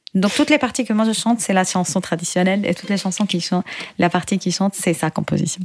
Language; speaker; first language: French; non-native, fluent; Arabic